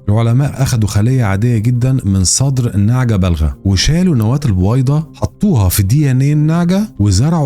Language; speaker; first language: Arabic; native; Arabic